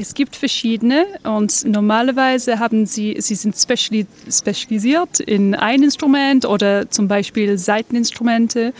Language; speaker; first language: German; non-native, fluent; English